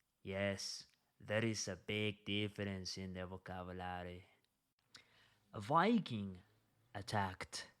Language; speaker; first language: English; non-native, fluent; Spanish